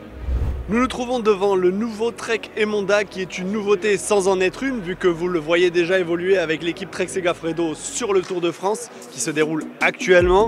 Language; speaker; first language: French; native; French